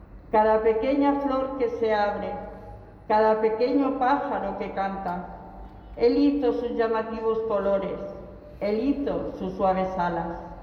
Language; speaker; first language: Spanish; native; Spanish